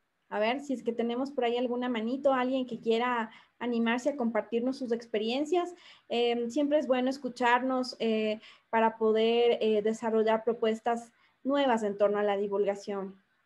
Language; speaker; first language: Spanish; native; Spanish